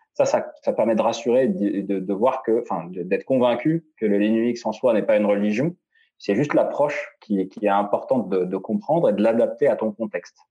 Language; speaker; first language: French; non-native, local second language; Arabic